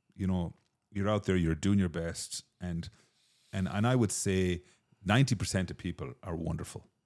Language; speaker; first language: English; native; English